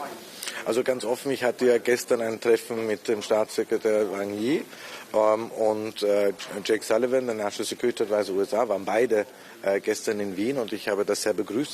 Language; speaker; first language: German; native; German